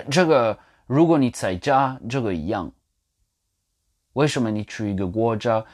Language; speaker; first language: Chinese; non-native, learner; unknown